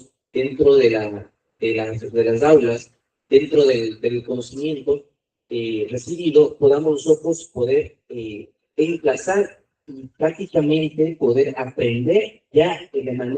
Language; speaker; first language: Spanish; native; Spanish